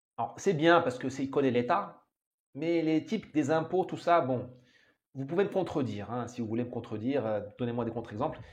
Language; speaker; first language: French; non-native, local second language; Arabic